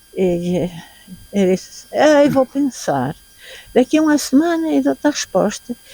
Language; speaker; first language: Portuguese; native; Portuguese